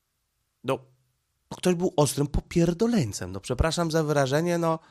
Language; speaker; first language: Polish; native; Polish